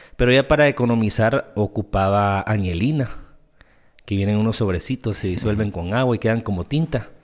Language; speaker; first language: Spanish; native; Spanish